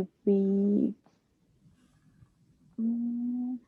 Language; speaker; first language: English; non-native, learner; Spanish